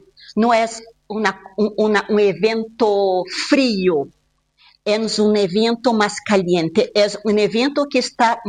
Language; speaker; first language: Spanish; non-native, fluent; Portuguese